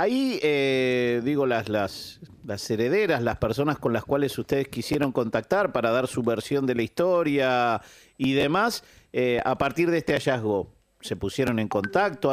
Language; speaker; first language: Spanish; native; Spanish